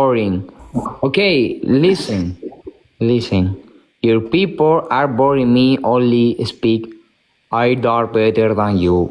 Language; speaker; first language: English; non-native, learner; Spanish